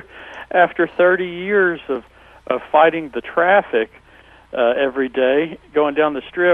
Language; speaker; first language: English; native; English